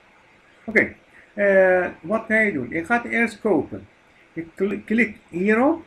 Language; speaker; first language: Dutch; non-native, fluent; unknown